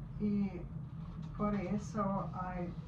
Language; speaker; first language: Spanish; non-native, learner; English